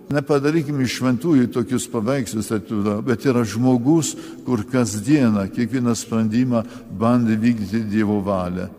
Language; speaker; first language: Lithuanian; early bilingual, heritage; Lithuanian